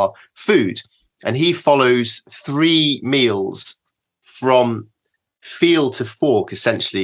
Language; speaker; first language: English; native; English